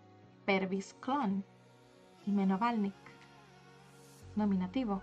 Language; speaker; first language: Slovenian; non-native, learner; Spanish